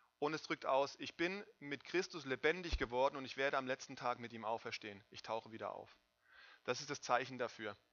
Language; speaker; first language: German; native; German